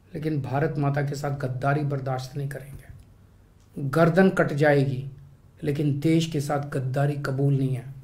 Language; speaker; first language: Hindi; native; Hindi